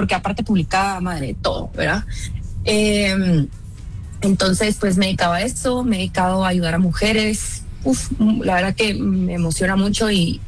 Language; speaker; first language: Spanish; native; Spanish